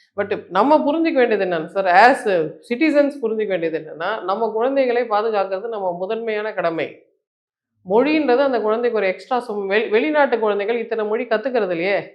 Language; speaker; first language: Tamil; native; Tamil